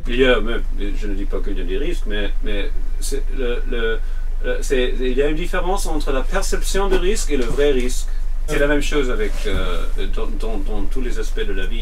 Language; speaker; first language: French; non-native, fluent; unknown